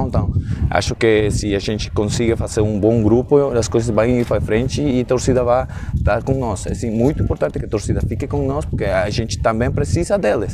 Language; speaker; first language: Portuguese; non-native, learner; Spanish